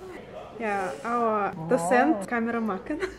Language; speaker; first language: Dutch; non-native, learner; Russian